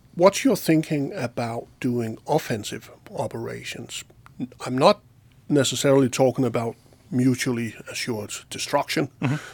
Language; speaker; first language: English; non-native, fluent; Danish